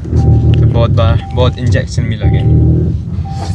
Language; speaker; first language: Hindi; early bilingual, other home language; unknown